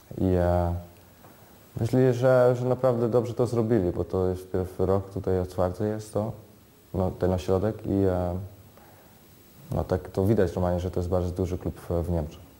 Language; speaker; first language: Polish; early bilingual, heritage; Polish